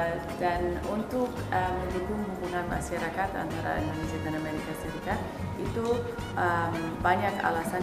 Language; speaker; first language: Indonesian; non-native, fluent; English